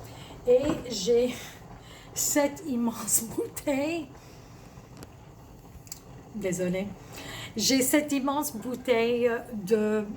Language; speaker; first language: French; early bilingual, other home language; Italian